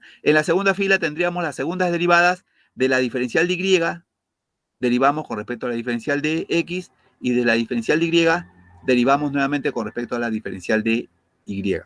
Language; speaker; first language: Spanish; native; Spanish